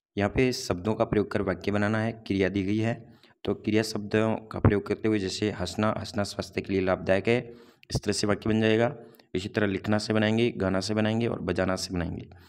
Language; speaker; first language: Hindi; native; Hindi